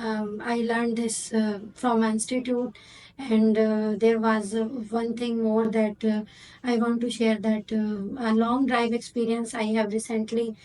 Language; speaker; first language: English; non-native, learner; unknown